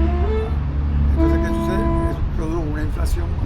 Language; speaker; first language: Spanish; native; Spanish